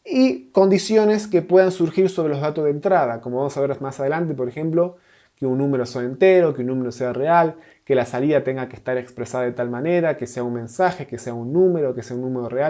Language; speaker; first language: Spanish; native; Spanish